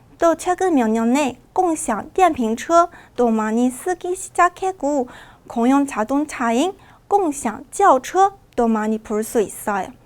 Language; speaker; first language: Korean; non-native, fluent; Chinese